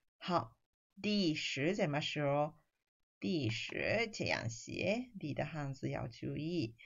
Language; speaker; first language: Chinese; non-native, fluent; Japanese